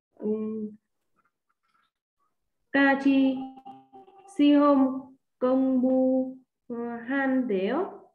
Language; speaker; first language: Korean; non-native, learner; Vietnamese